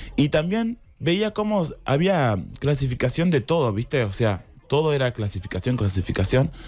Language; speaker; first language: Spanish; native; Spanish